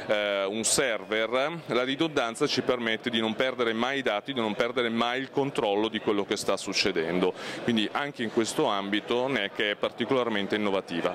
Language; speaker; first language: Italian; native; Italian